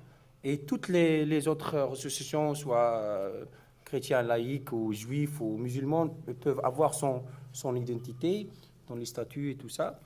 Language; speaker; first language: French; non-native, learner; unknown